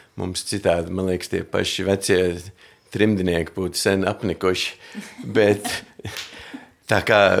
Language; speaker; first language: Latvian; early bilingual, heritage; Latvian